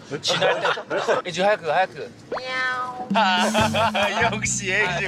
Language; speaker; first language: Korean; non-native, fluent; Japanese